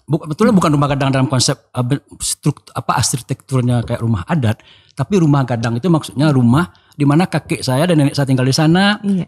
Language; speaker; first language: Indonesian; non-native, local second language; Minangkabau